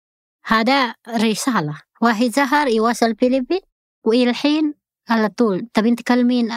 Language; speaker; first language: Arabic; non-native, learner; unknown